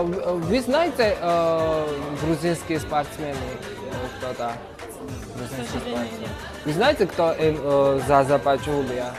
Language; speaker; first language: Russian; non-native, fluent; Georgian